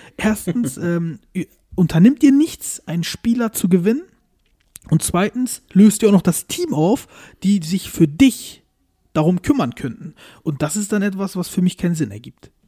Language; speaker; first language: German; early bilingual, other home language; Turkish